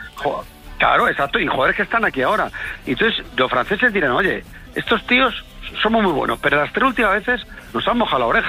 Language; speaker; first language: Spanish; native; Spanish